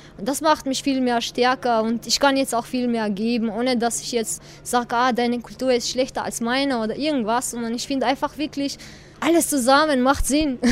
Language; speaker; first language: German; non-native, fluent; Albanian